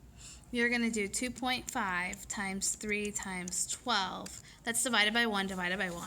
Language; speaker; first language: English; native; English